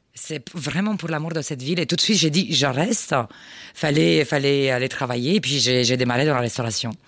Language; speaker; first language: French; non-native, fluent; Romanian